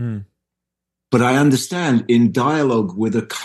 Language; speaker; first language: English; native; English